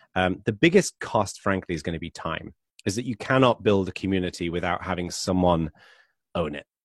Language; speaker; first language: English; native; English